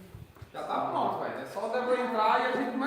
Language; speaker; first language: Portuguese; native; Portuguese